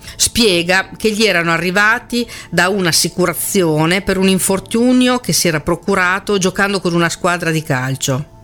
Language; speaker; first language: Italian; native; Italian